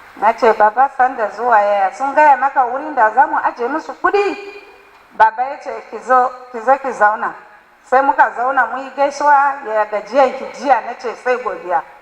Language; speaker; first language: Hausa; non-native, local second language; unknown